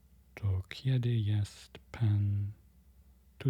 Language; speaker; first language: Polish; non-native, learner; English